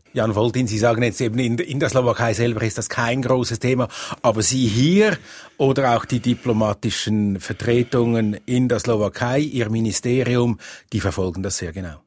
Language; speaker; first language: German; native; German